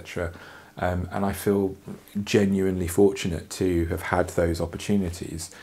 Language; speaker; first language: English; native; English